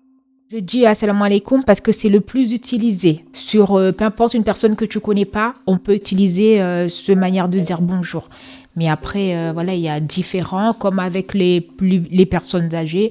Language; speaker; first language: French; non-native, local second language; Comorian